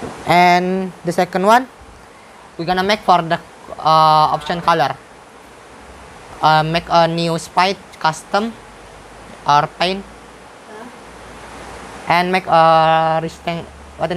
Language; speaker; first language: English; non-native, learner; Indonesian